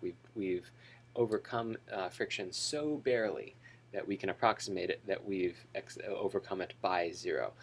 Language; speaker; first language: English; native; English